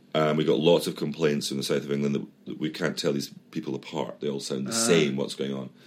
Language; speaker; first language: English; native; English